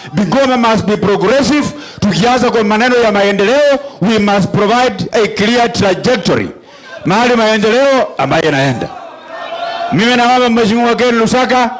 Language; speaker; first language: Swahili; non-native, local second language; Luyia